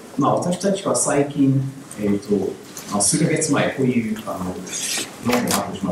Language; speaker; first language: Japanese; non-native, learner; English